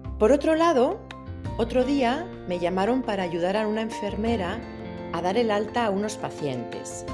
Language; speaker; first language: Spanish; native; Spanish